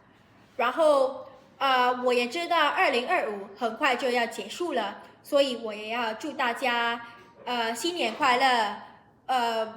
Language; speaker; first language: Chinese; non-native, learner; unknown